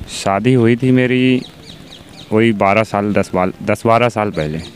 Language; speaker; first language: Hindi; native; Hindi